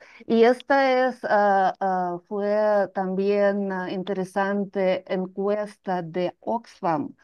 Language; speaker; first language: Spanish; non-native, fluent; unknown